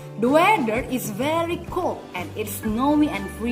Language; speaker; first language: English; non-native, fluent; Indonesian